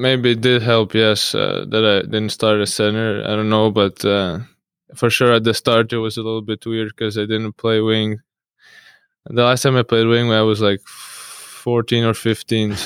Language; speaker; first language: English; non-native, fluent; Russian